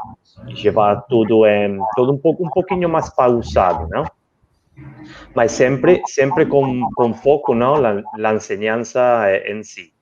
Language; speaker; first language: Portuguese; non-native, learner; Spanish